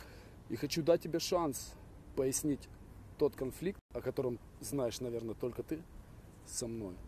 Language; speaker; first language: Russian; native; Russian